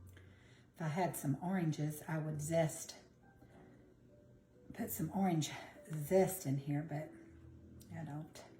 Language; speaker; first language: English; native; English